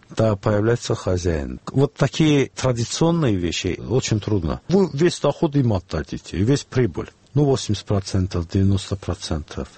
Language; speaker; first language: Russian; non-native, local second language; Azerbaijani